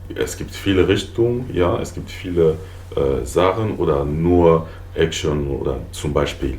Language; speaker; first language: German; non-native, learner; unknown